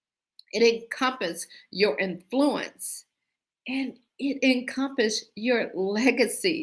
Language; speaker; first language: English; native; English